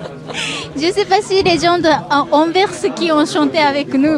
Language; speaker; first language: French; non-native, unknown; Japanese